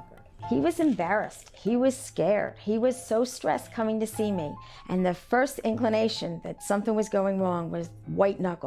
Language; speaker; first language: English; native; English